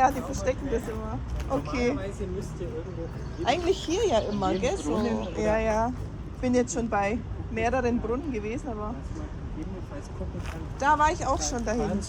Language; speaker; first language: German; non-native, fluent; Filipino